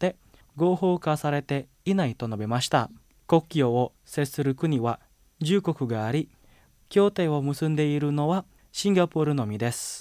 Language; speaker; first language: Japanese; non-native, fluent; Indonesian